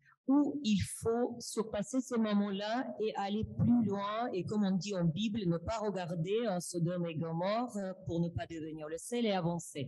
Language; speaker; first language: French; non-native, fluent; Russian